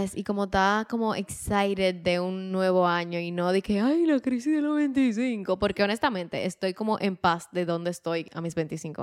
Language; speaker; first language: Spanish; native; Spanish